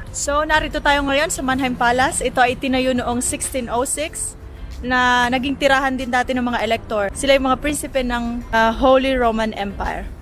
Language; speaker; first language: Filipino; native; Filipino